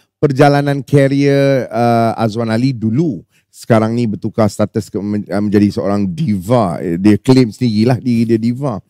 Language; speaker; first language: Malay; native; Malay